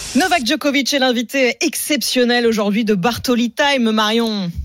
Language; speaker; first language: French; native; French